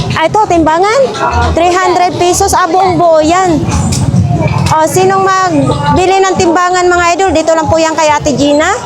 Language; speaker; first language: Filipino; non-native, local second language; Cebuano